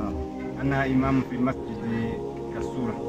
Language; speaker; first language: Arabic; non-native, fluent; Rundi